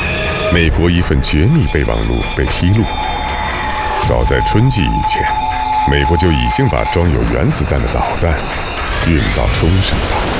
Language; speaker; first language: Chinese; native; Chinese